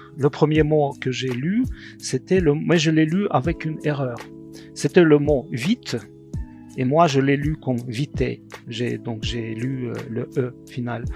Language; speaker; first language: French; non-native, fluent; Russian